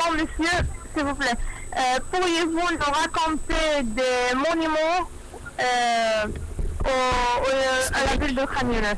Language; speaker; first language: French; non-native, learner; Arabic